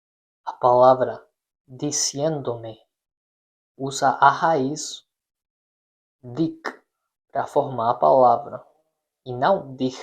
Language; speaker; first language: Portuguese; non-native, fluent; Spanish